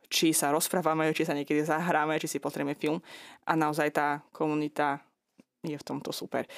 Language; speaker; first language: Slovak; non-native, fluent; Azerbaijani